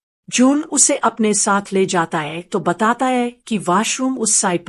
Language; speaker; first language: Hindi; native; Hindi